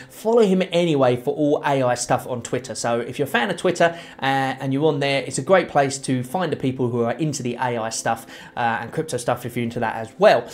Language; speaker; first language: English; native; English